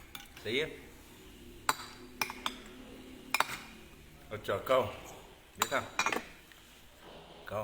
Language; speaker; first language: Hindi; non-native, learner; Pashto